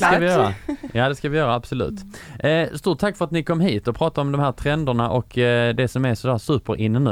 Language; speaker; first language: Swedish; native; Swedish